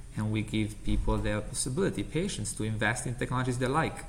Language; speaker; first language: English; non-native, fluent; Italian